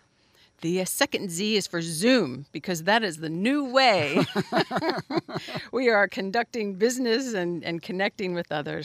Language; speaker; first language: English; native; English